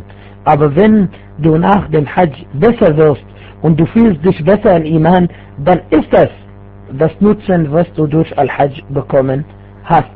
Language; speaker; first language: German; non-native, fluent; Arabic